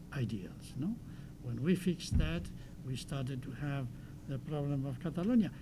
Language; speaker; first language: English; non-native, fluent; Spanish